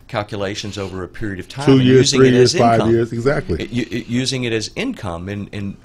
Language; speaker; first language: English; native; English